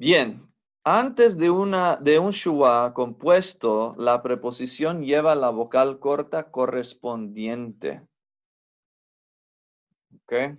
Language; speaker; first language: Spanish; non-native, fluent; English